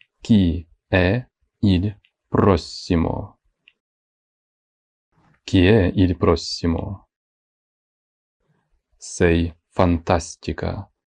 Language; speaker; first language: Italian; non-native, fluent; Ukrainian